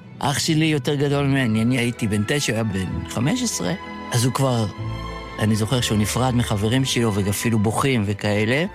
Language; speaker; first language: Hebrew; early bilingual, other home language; Yiddish